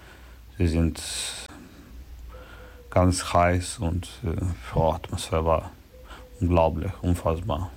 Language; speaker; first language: German; non-native, learner; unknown